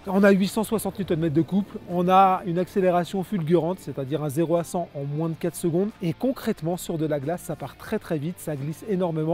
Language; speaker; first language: French; native; French